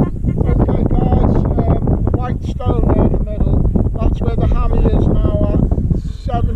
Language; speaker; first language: English; native; English